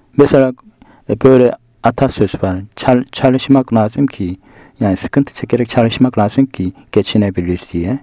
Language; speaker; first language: Turkish; non-native, fluent; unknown